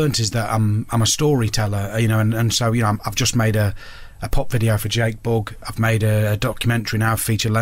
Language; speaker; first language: English; native; English